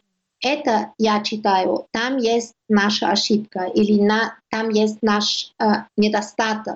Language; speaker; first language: Russian; non-native, learner; German